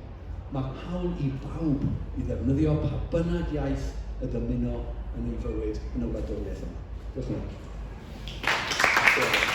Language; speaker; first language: Welsh; native; Welsh